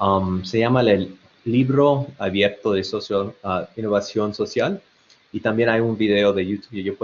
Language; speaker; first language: Spanish; non-native, learner; English